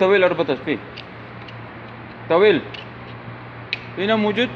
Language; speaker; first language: Arabic; non-native, learner; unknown